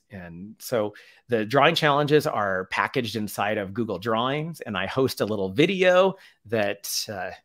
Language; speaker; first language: English; native; English